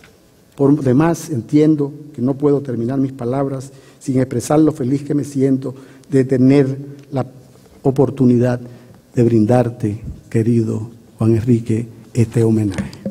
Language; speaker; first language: Spanish; native; Spanish